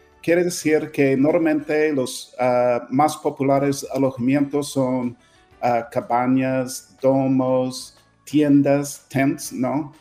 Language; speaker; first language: Spanish; non-native, fluent; English